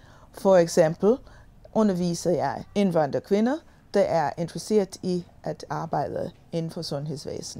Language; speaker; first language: Danish; non-native, fluent; English